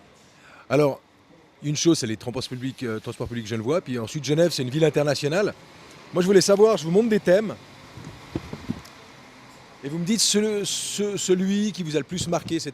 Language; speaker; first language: French; native; French